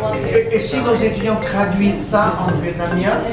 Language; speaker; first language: French; non-native, fluent; Vietnamese